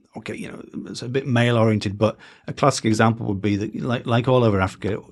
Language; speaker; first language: English; native; English